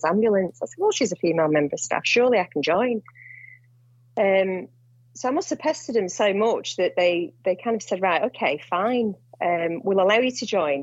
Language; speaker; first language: English; native; English